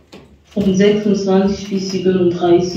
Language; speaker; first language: German; non-native, fluent; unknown